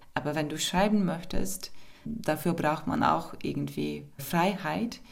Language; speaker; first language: German; non-native, fluent; Turkish